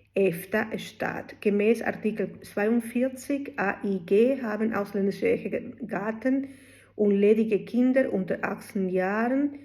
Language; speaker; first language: German; non-native, fluent; Spanish